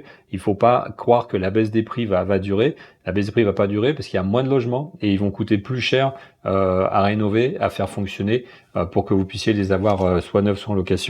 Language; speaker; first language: French; native; French